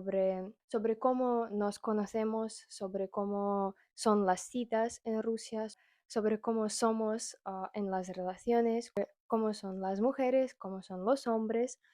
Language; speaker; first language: Spanish; non-native, fluent; Russian